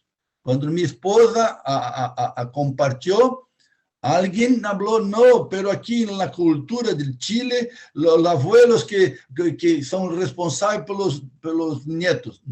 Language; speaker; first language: Spanish; non-native, fluent; Portuguese